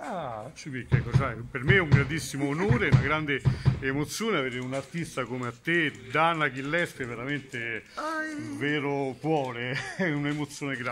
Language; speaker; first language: Italian; native; Italian